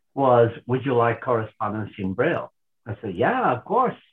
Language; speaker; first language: English; non-native, fluent; Portuguese